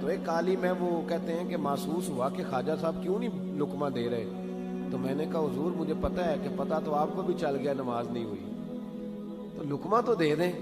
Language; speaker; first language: Urdu; native; Urdu